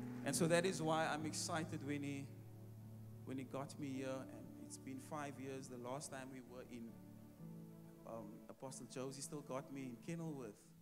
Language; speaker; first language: English; non-native, local second language; Afrikaans